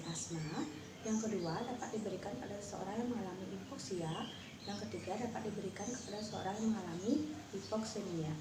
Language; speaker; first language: Indonesian; native; Indonesian